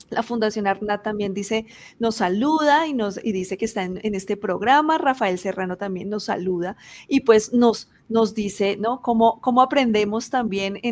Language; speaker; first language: Spanish; native; Spanish